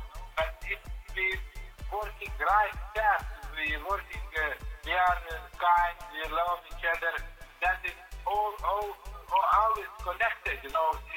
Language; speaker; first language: English; non-native, learner; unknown